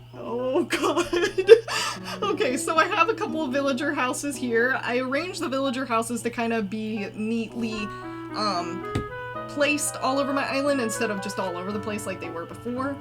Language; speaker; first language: English; native; English